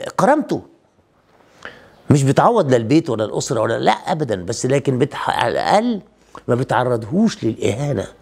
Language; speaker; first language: Egyptian Arabic; native; Egyptian Arabic